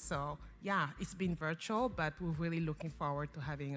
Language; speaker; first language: English; non-native, local second language; French